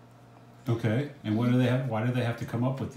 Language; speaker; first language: English; native; English